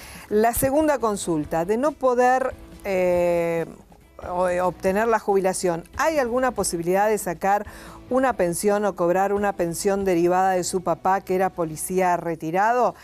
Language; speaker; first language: Spanish; native; Spanish